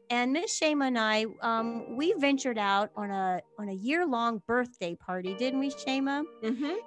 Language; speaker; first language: English; native; English